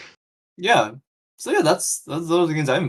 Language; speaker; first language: English; native; English